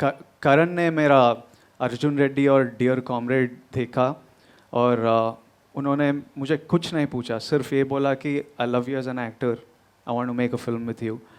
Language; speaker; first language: Hindi; non-native, local second language; Telugu